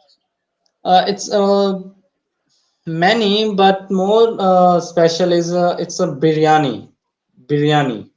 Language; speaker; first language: English; non-native, learner; Urdu